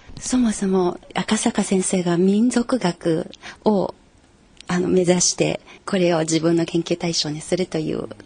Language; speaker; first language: Japanese; non-native, fluent; Chinese